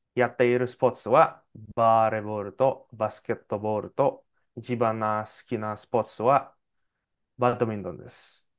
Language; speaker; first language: Japanese; non-native, fluent; Indonesian